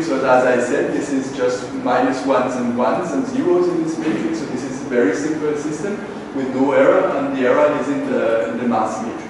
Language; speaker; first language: English; non-native, fluent; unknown